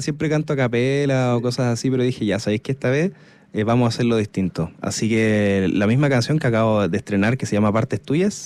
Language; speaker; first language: Spanish; native; Spanish